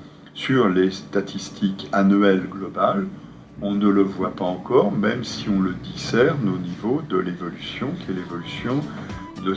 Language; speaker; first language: French; native; French